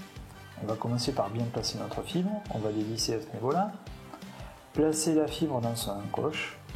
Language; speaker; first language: French; native; French